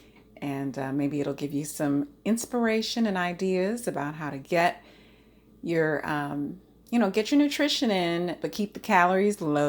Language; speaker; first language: English; native; English